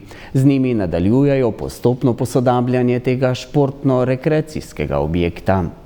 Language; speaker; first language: Slovenian; native; Slovenian